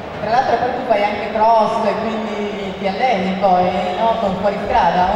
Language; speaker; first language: Italian; native; Italian